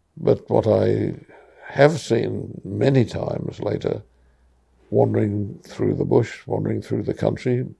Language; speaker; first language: English; native; English